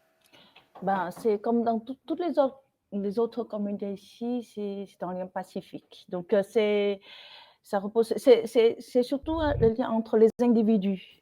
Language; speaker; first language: French; non-native, fluent; Vietnamese